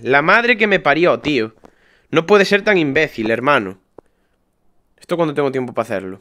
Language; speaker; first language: Spanish; native; Spanish